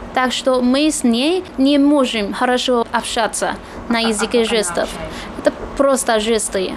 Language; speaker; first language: Russian; non-native, fluent; Chinese